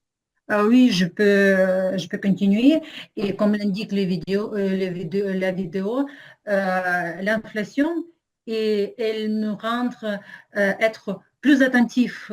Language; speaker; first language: French; non-native, fluent; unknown